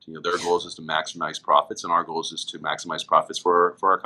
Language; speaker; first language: English; native; English